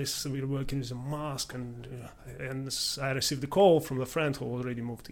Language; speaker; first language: English; non-native, fluent; Latvian